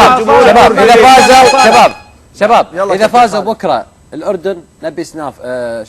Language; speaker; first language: Arabic; native; Arabic